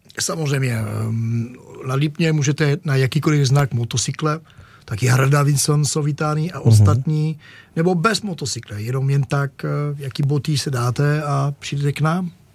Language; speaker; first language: Czech; non-native, learner; French